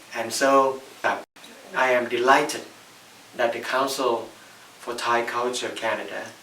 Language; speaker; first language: English; non-native, fluent; Thai